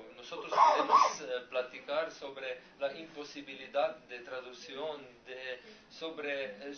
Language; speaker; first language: Spanish; non-native, learner; Slovenian